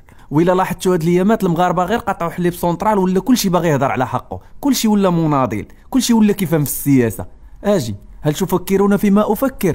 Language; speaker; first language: Arabic; native; Arabic